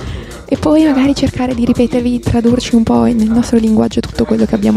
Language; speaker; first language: Italian; native; Italian